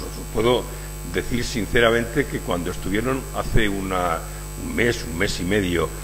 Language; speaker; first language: Spanish; native; Spanish